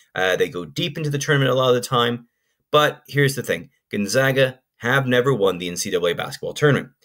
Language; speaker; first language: English; native; English